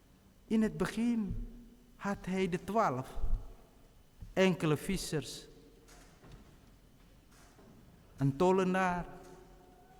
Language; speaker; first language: Dutch; non-native, fluent; Indonesian